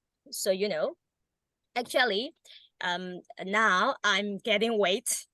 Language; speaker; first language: English; non-native, learner; Burmese